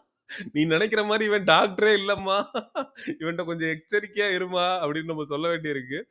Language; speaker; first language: Tamil; native; Tamil